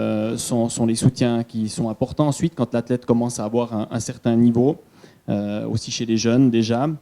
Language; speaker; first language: French; native; French